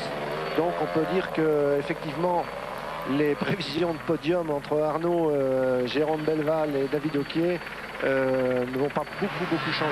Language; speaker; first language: French; native; French